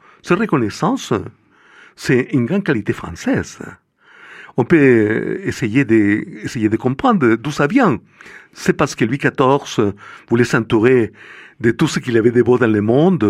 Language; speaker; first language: French; non-native, fluent; Spanish